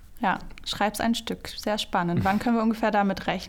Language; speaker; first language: German; native; German